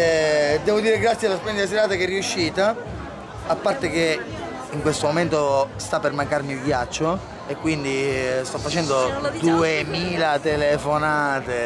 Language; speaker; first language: Italian; native; Italian